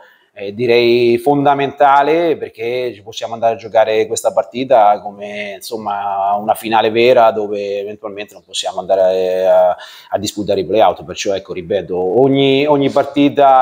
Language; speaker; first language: Italian; native; Italian